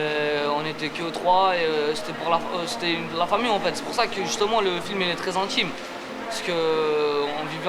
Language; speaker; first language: French; early bilingual, other home language; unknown